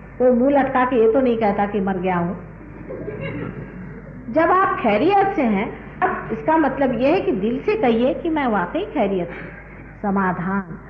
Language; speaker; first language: Hindi; non-native, local second language; Marathi